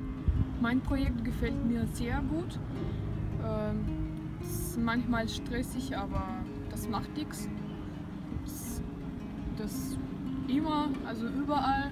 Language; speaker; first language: German; non-native, learner; Russian